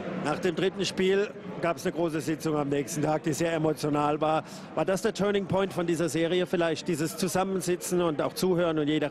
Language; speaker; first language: German; native; German